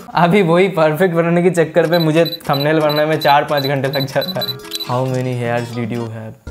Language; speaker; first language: Hindi; non-native, local second language; Bangla